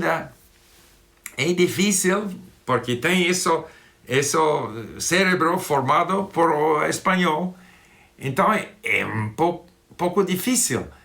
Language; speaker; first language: Portuguese; non-native, fluent; English